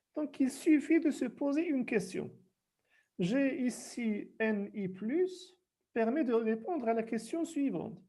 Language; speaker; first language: French; non-native, local second language; Arabic